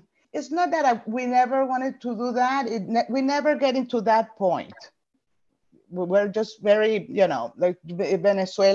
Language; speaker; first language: English; non-native, fluent; Spanish